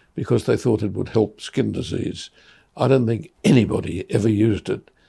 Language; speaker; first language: English; native; English